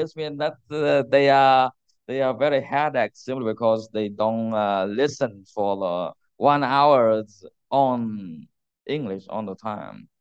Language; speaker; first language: English; non-native, learner; Vietnamese